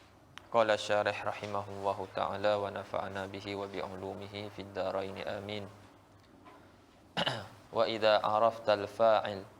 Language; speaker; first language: Arabic; non-native, fluent; Malay